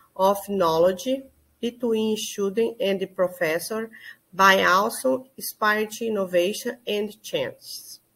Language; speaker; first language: English; non-native, learner; Portuguese